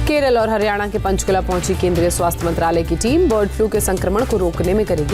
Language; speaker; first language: Hindi; native; Hindi